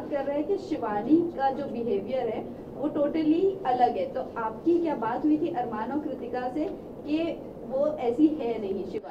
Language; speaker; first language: Hindi; native; Hindi